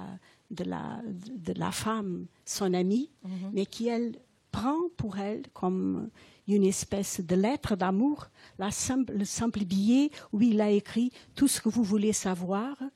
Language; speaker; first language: French; non-native, fluent; Portuguese